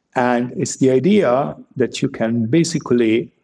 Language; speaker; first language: English; non-native, fluent; Italian